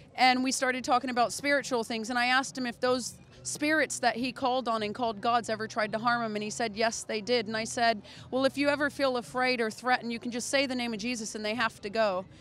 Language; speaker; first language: English; native; English